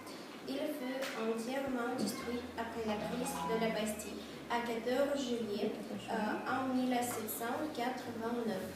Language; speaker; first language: French; non-native, learner; Russian